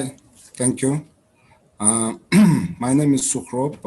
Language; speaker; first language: English; non-native, learner; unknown